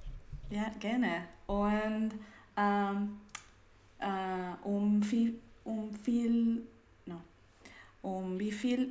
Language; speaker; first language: German; non-native, learner; Spanish